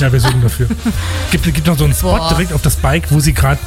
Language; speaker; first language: German; native; German